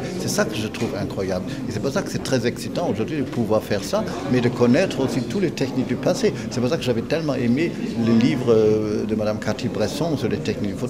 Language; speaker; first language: French; non-native, fluent; German